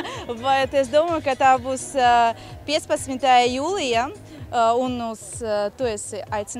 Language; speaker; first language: Latvian; non-native, local second language; Russian